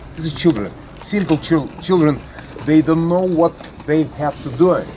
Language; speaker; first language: English; non-native, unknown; Ukrainian